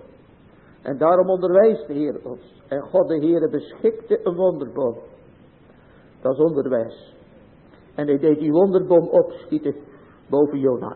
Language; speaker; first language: Dutch; native; Dutch